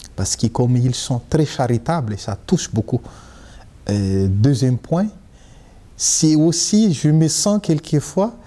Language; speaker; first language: French; non-native, local second language; Malagasy